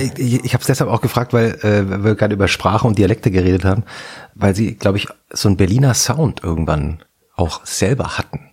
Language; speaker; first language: German; native; German